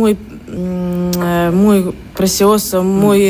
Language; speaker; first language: Spanish; non-native, learner; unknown